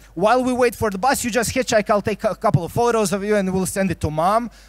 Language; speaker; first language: English; non-native, fluent; Croatian